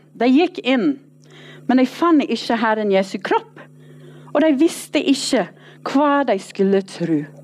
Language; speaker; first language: Norwegian; non-native, fluent; English